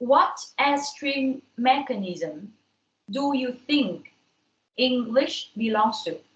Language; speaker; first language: English; non-native, fluent; Vietnamese